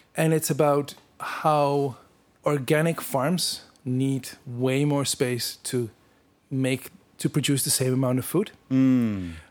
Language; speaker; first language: English; non-native, fluent; Dutch